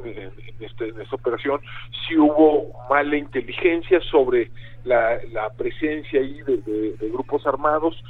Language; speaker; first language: Spanish; native; Spanish